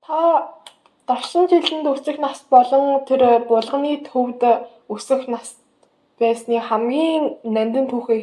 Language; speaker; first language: Mongolian; early bilingual, heritage; Mongolian